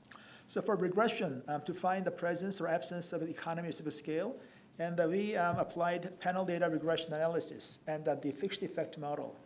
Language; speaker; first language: English; non-native, fluent; Korean